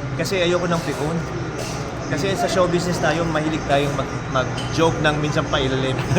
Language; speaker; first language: Filipino; native; Filipino